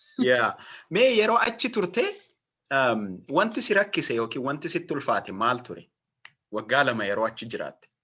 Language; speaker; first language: Oromo; native; Oromo